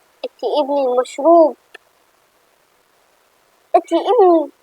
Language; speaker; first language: Arabic; native; Arabic